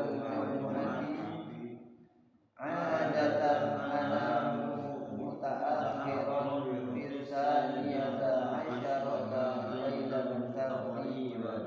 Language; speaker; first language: Arabic; non-native, learner; Indonesian